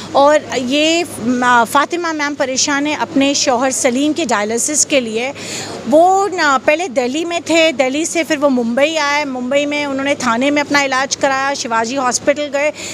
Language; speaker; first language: Hindi; native; Hindi